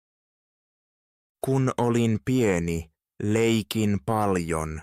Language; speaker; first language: Finnish; non-native, fluent; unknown